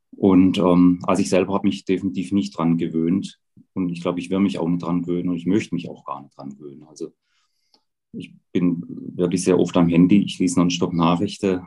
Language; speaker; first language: German; native; German